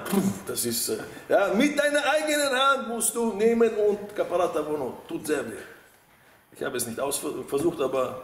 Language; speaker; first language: German; non-native, fluent; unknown